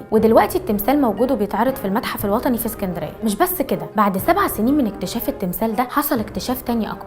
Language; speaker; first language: Arabic; native; Arabic